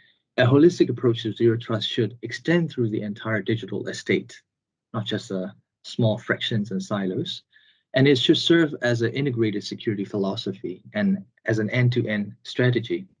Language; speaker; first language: English; non-native, fluent; Burmese